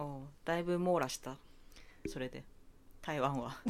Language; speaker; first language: Japanese; non-native, fluent; Chinese